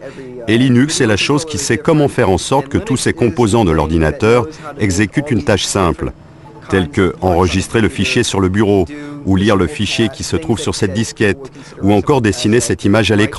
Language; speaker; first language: French; native; French